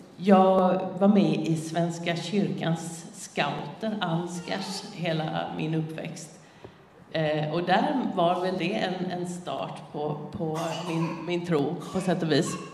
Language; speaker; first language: Swedish; native; Swedish